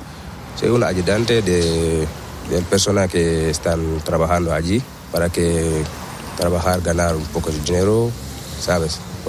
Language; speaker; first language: Spanish; non-native, learner; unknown